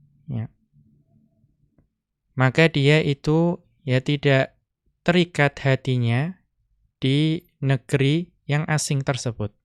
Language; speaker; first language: Indonesian; native; Indonesian